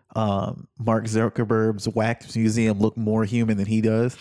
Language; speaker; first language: English; native; English